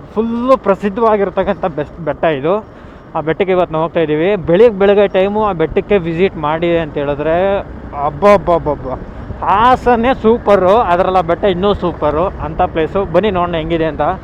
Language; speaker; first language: Kannada; native; Kannada